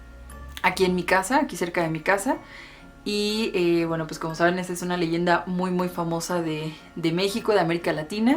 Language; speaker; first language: Spanish; native; Spanish